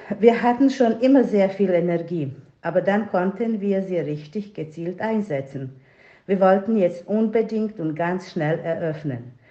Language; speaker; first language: German; non-native, fluent; Serbian